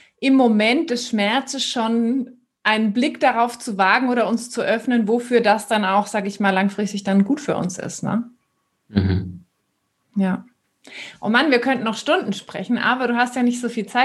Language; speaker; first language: German; native; German